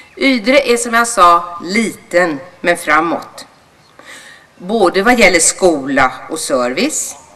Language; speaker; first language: Swedish; native; Swedish